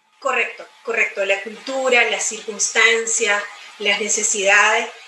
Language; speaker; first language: Spanish; native; Spanish